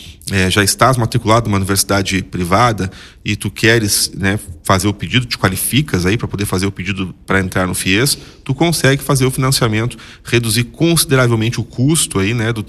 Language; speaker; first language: Portuguese; native; Portuguese